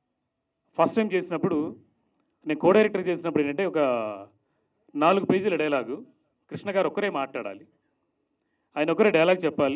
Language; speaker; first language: Telugu; native; Telugu